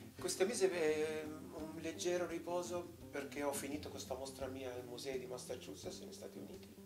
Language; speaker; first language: Italian; non-native, fluent; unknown